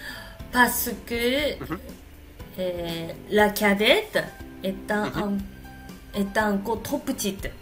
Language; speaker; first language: French; non-native, learner; Japanese